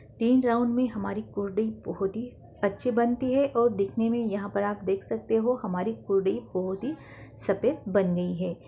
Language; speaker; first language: Hindi; non-native, local second language; Marathi